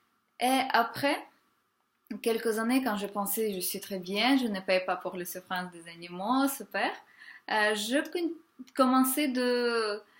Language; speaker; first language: French; non-native, fluent; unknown